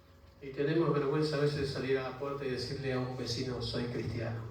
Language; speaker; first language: Spanish; native; Spanish